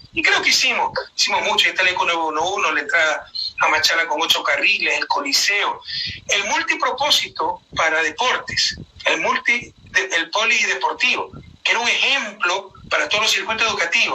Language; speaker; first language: Spanish; native; Spanish